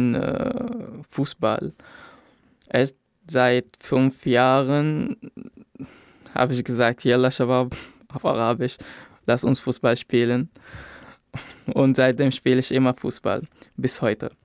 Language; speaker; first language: German; non-native, fluent; Arabic